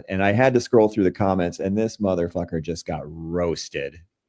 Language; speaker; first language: English; native; English